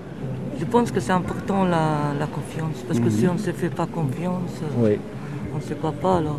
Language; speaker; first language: French; early bilingual, other home language; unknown